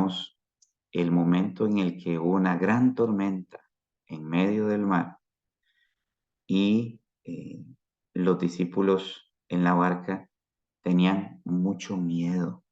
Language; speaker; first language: Spanish; native; Spanish